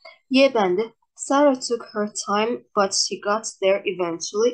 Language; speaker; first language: English; non-native, fluent; Azerbaijani